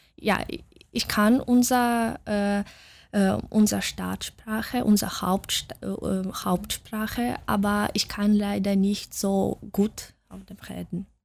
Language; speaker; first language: German; non-native, learner; Russian